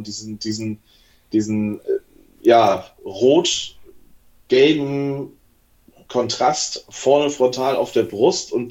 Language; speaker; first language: German; native; German